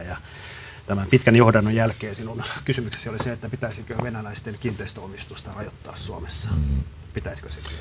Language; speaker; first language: Finnish; native; Finnish